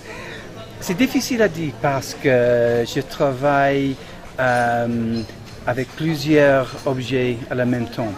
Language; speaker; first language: French; non-native, learner; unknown